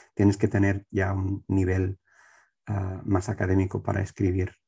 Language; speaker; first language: Spanish; non-native, fluent; English